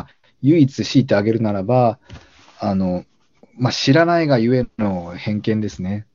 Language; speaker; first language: Japanese; native; Japanese